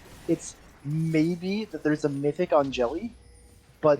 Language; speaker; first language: English; native; English